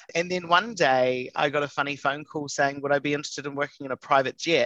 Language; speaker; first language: English; native; English